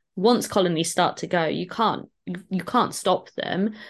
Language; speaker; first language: English; native; English